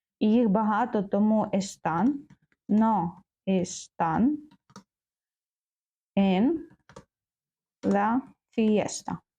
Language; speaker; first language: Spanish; non-native, learner; Ukrainian